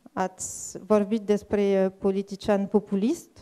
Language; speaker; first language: Romanian; non-native, fluent; French